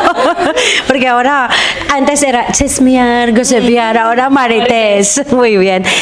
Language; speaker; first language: Spanish; non-native, fluent; Filipino